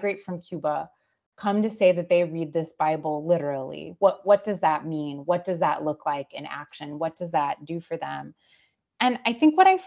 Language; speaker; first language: English; native; English